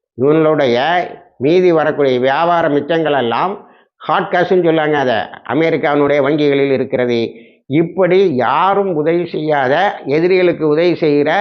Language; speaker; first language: Tamil; native; Tamil